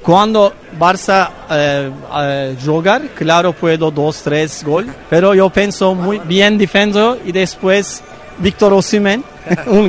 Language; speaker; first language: Spanish; non-native, learner; Turkish